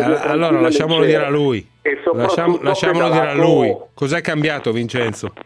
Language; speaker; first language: Italian; native; Italian